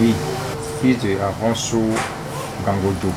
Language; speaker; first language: French; non-native, local second language; Fon